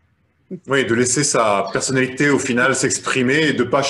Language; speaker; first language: French; native; French